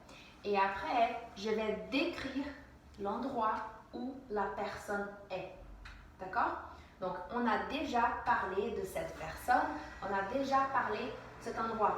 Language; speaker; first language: French; non-native, fluent; English